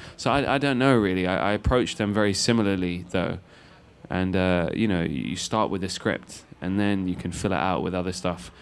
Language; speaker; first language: English; native; English